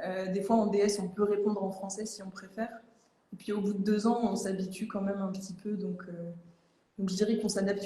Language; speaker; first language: French; native; French